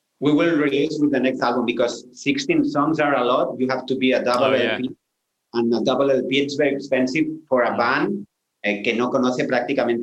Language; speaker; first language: English; non-native, learner; Spanish